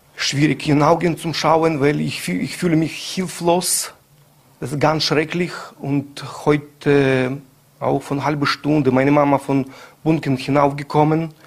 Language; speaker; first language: German; non-native, learner; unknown